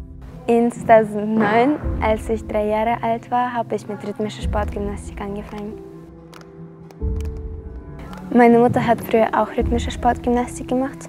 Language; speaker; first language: German; non-native, fluent; Russian